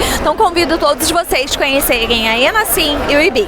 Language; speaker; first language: Portuguese; native; Portuguese